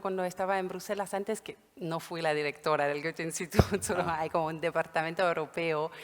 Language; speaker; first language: Spanish; non-native, fluent; German